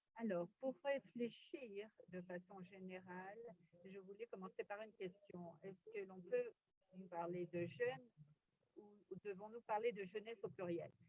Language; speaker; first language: French; non-native, fluent; Spanish